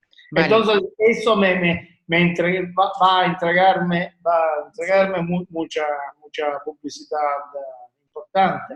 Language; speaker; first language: Spanish; non-native, learner; Italian